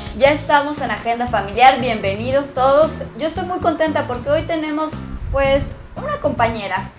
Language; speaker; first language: Spanish; native; Spanish